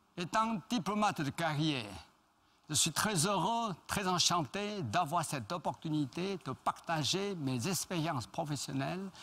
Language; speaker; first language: French; non-native, fluent; Chinese